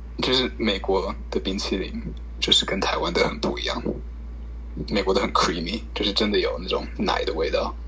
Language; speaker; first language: Chinese; early bilingual, heritage; Chinese